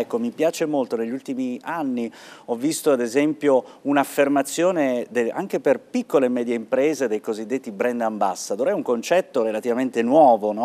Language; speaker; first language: Italian; native; Italian